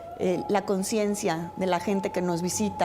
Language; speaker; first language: Spanish; native; Spanish